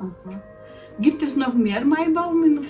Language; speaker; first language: German; non-native, learner; Lithuanian